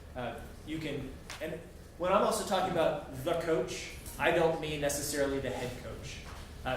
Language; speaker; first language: English; native; English